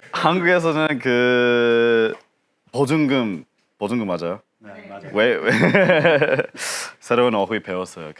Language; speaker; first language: Korean; non-native, learner; English